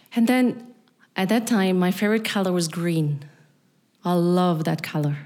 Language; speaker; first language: English; non-native, fluent; German